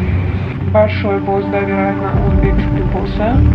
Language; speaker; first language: Russian; non-native, learner; Uzbek